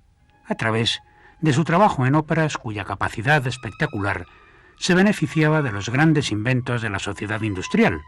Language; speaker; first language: Spanish; native; Spanish